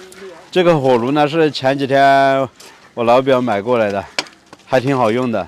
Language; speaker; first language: Chinese; native; Chinese